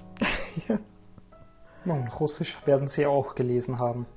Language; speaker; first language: German; native; German